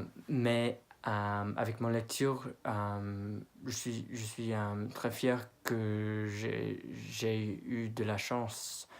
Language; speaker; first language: French; non-native, fluent; English